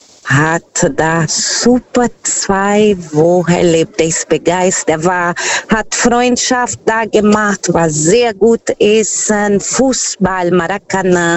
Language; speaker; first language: German; non-native, fluent; Portuguese